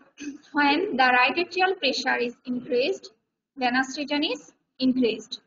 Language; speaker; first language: English; non-native, local second language; Bangla